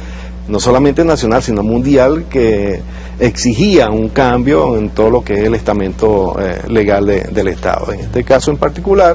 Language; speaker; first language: Spanish; native; Spanish